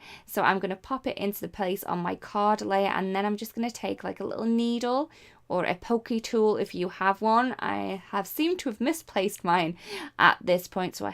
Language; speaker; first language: English; native; English